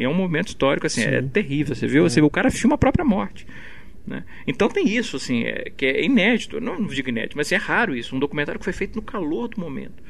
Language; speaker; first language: Portuguese; native; Portuguese